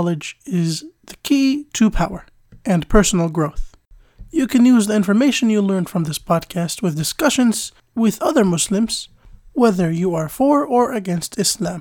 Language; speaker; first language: English; native; English